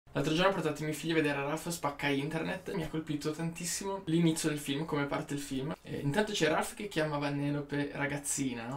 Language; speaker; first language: Italian; native; Italian